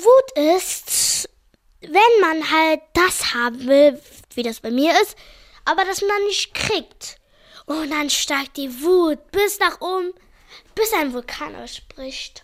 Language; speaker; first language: German; early bilingual, other home language; Arabic